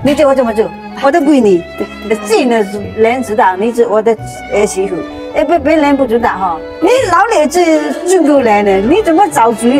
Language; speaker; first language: Chinese; native; Chinese